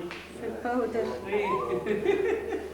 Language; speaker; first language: French; non-native, fluent; Arabic